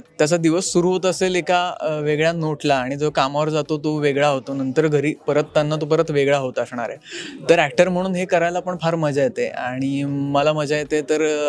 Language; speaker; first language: Marathi; native; Marathi